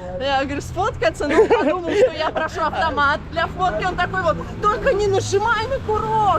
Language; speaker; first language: Russian; native; Russian